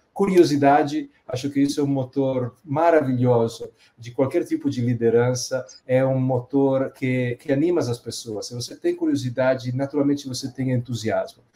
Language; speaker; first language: Portuguese; non-native, fluent; Italian